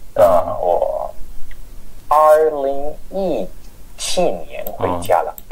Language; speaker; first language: Chinese; non-native, learner; Spanish